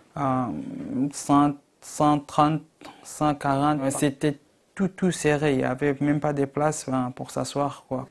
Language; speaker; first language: French; non-native, local second language; Arabic